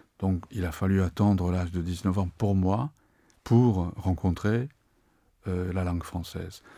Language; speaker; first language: French; non-native, fluent; Japanese